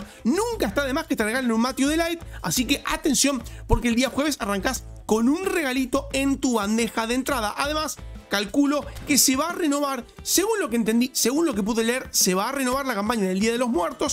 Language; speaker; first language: Spanish; native; Spanish